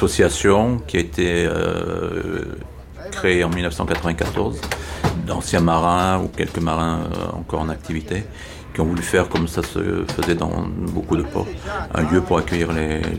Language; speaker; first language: French; native; French